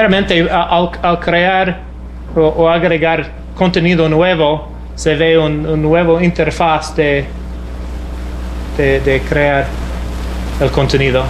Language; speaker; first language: Spanish; non-native, fluent; English